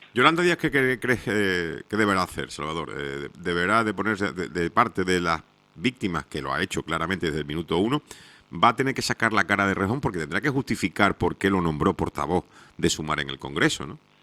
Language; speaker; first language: Spanish; native; Spanish